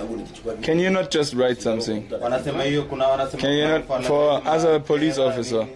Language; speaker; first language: English; non-native, learner; German